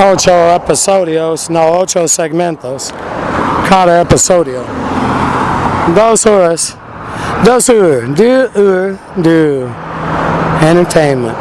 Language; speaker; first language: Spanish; non-native, learner; English